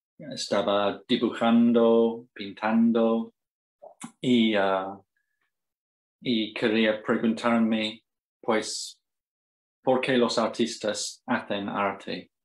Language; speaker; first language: Spanish; non-native, fluent; English